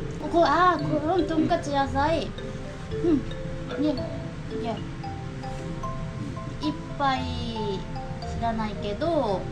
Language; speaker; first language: Japanese; non-native, learner; Korean